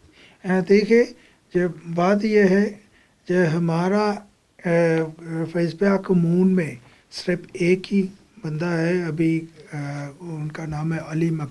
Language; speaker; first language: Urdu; non-native, fluent; Bangla